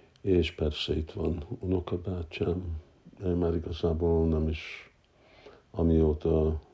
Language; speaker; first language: Hungarian; early bilingual, heritage; Hungarian